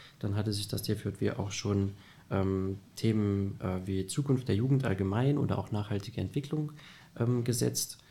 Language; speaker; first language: German; native; German